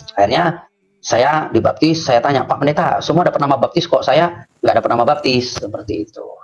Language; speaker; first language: Indonesian; native; Indonesian